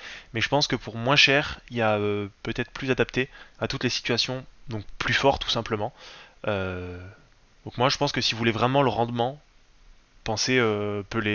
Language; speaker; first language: French; native; French